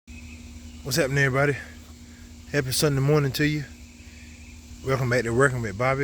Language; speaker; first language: English; native; English